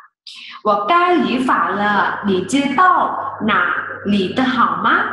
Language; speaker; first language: Chinese; non-native, fluent; Thai